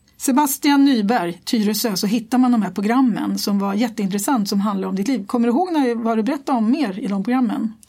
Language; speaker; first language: Swedish; native; Swedish